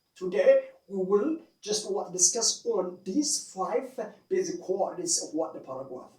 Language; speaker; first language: English; non-native, local second language; Amharic